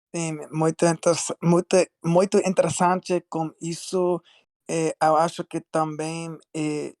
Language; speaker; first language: Portuguese; non-native, learner; English